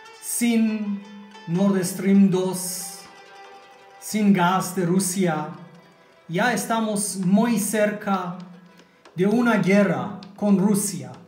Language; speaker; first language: Spanish; non-native, fluent; German